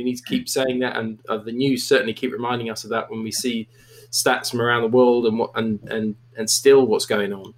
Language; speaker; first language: English; native; English